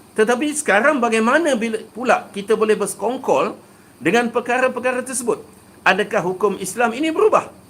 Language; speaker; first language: Malay; native; Malay